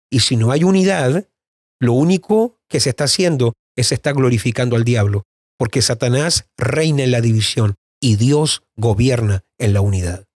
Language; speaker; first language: Spanish; native; Spanish